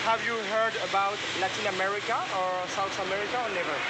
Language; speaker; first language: English; non-native, fluent; French